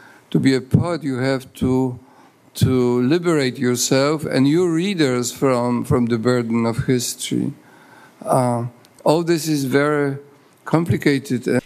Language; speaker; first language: English; non-native, fluent; Polish